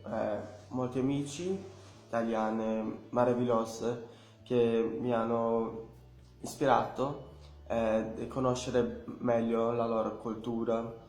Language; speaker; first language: Italian; non-native, learner; Portuguese